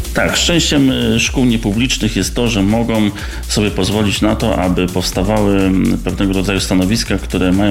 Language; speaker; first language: Polish; native; Polish